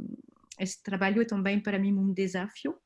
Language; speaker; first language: Portuguese; non-native, fluent; French